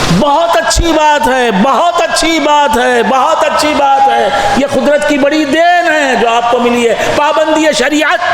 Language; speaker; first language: Urdu; native; Urdu